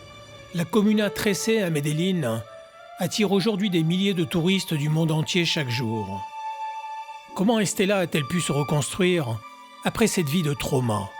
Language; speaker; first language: French; native; French